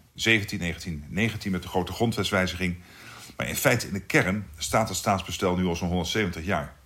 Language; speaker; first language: Dutch; native; Dutch